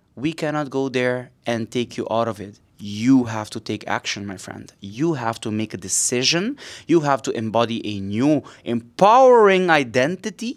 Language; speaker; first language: English; non-native, fluent; Papiamento